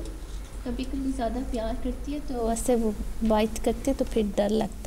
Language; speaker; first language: Urdu; native; Urdu